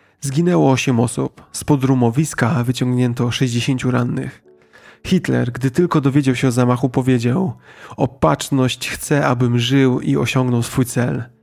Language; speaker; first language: Polish; native; Polish